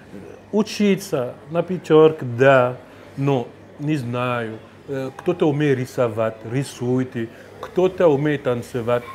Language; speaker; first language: Russian; non-native, fluent; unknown